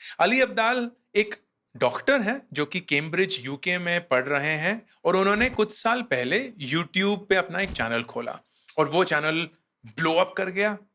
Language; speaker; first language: Hindi; native; Hindi